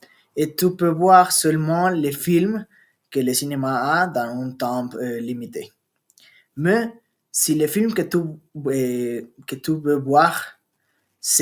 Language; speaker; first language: French; non-native, learner; Spanish